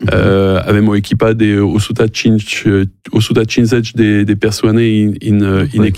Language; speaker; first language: Romanian; non-native, learner; French